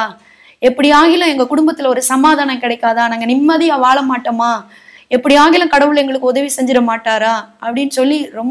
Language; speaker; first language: Tamil; native; Tamil